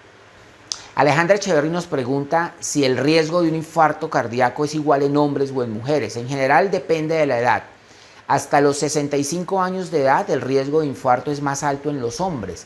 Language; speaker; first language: Spanish; native; Spanish